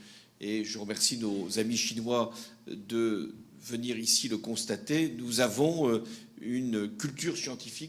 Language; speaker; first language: French; native; French